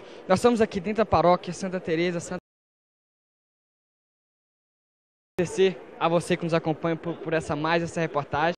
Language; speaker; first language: Portuguese; native; Portuguese